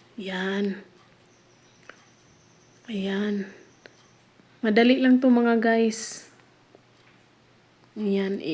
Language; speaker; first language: Filipino; native; Filipino